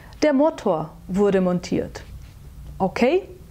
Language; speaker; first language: German; non-native, fluent; Portuguese